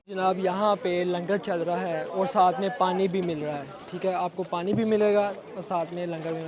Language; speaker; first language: Urdu; non-native, local second language; Punjabi